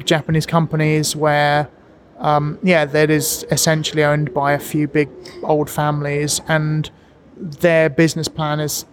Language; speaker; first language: English; native; English